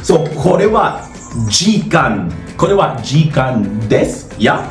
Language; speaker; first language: Japanese; non-native, learner; Jamaican Creole English